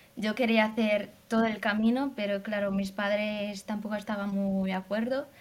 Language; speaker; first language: Spanish; non-native, fluent; Hungarian